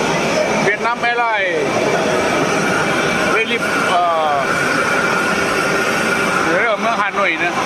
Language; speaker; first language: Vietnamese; non-native, learner; Lao